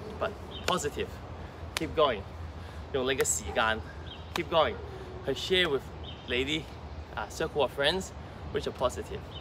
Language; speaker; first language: English; non-native, local second language; Cantonese